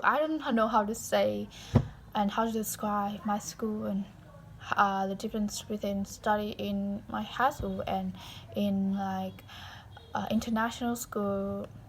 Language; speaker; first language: English; non-native, learner; Vietnamese